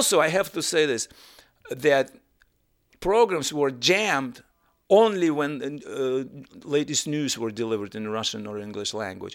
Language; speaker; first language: English; non-native, fluent; Russian